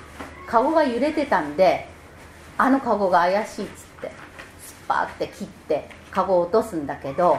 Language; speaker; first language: Japanese; native; Japanese